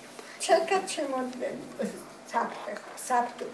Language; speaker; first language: Hebrew; non-native, fluent; Croatian